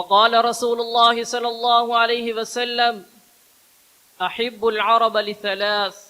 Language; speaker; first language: Arabic; non-native, learner; Urdu